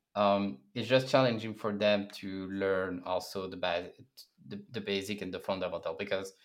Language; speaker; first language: English; non-native, fluent; French